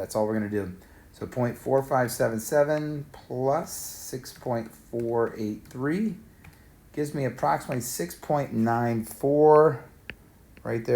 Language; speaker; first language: English; native; English